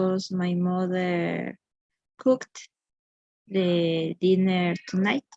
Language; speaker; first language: English; non-native, learner; Spanish